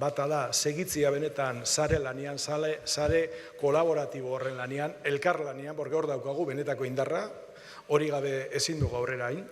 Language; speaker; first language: Basque; native; Basque